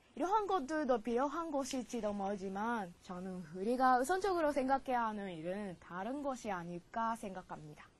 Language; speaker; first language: Korean; non-native, learner; Japanese